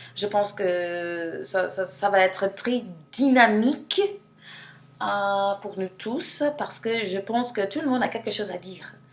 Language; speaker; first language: French; non-native, fluent; English